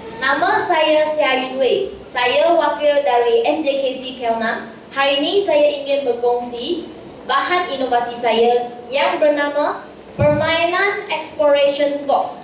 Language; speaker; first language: Malay; non-native, local second language; Chinese